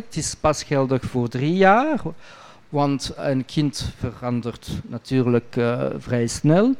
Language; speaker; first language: Dutch; non-native, local second language; French